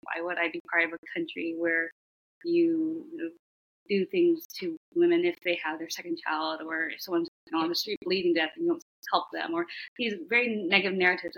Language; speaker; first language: English; native; English